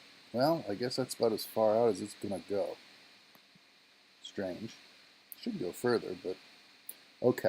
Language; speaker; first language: English; native; English